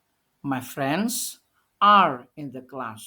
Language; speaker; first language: English; non-native, fluent; Indonesian